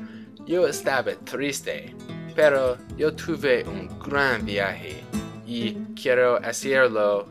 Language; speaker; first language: Spanish; non-native, learner; English